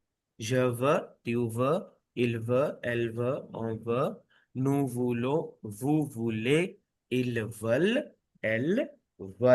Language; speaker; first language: French; non-native, fluent; Hindi